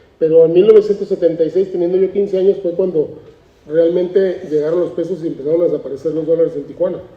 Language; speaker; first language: Spanish; native; Spanish